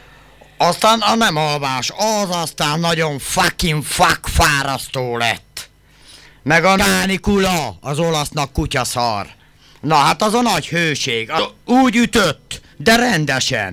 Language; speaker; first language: Hungarian; native; Hungarian